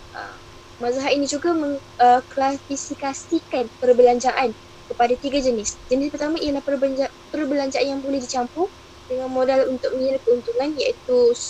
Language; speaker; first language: Malay; native; Malay